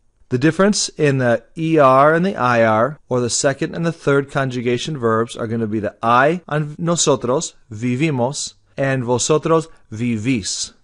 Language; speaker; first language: English; native; English